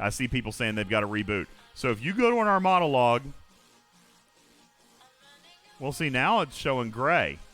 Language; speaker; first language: English; native; English